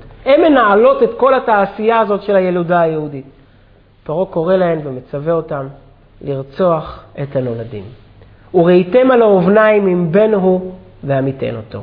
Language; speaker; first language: Hebrew; native; Hebrew